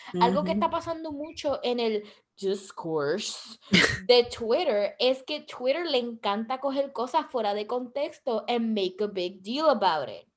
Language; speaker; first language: Spanish; early bilingual, heritage; Spanish